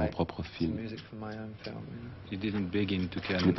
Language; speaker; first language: French; non-native, learner; English